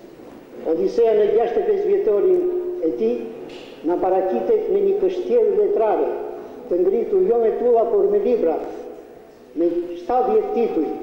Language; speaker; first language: Albanian; native; Albanian